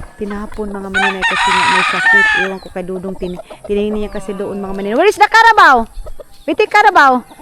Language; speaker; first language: Filipino; non-native, local second language; Cebuano